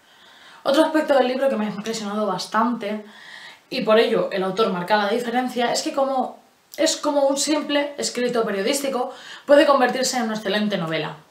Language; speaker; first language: Spanish; native; Spanish